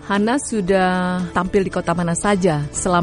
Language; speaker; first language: Indonesian; native; Indonesian